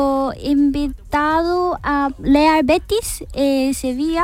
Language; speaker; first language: Spanish; non-native, learner; Korean